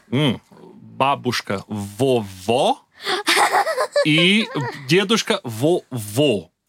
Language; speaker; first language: Russian; non-native, learner; Portuguese